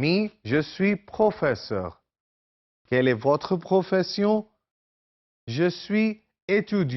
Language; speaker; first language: French; non-native, fluent; Urdu